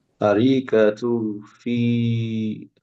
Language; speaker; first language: Arabic; non-native, learner; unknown